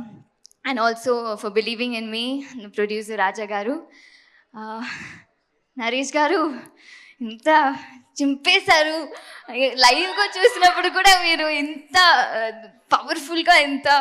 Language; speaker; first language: Telugu; non-native, fluent; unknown